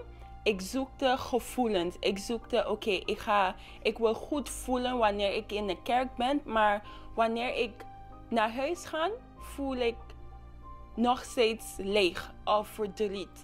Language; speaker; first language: Dutch; non-native, local second language; English